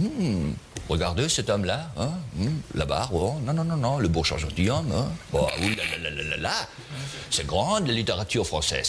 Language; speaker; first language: French; non-native, learner; German